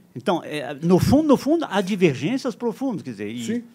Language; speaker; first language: Portuguese; non-native, fluent; French